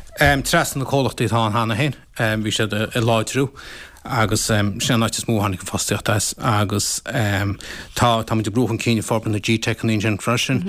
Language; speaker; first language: Irish; native; Irish